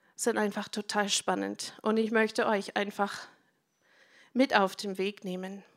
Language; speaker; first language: German; non-native, fluent; English